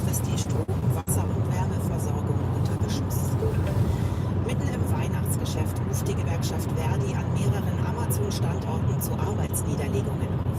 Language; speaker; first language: German; native; German